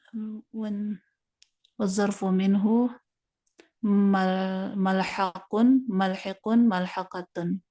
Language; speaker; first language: Arabic; non-native, learner; Indonesian